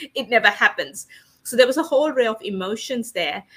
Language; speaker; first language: English; non-native, local second language; Sinhala